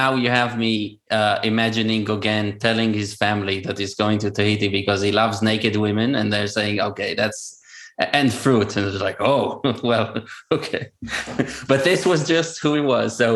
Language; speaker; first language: English; non-native, fluent; Hebrew